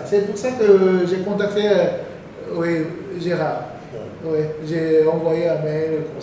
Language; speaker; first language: French; non-native, learner; Korean